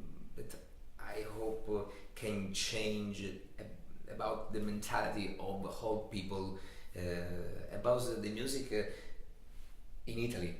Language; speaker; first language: English; non-native, learner; Italian